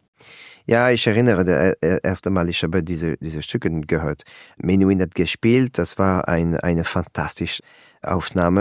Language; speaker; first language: German; non-native, learner; French